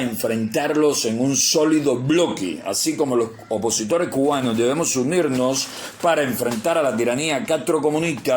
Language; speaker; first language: Spanish; native; Spanish